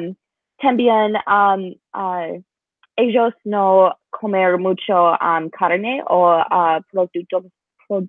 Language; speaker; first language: Spanish; non-native, learner; English